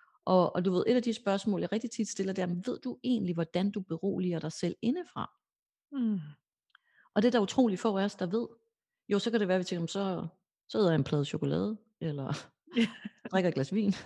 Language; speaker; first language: Danish; native; Danish